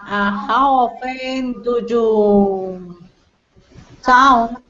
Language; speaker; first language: English; non-native, learner; Spanish